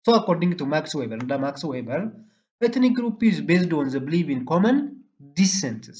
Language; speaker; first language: English; non-native, local second language; Amharic